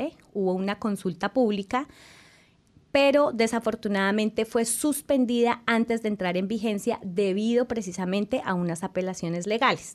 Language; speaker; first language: Spanish; native; Spanish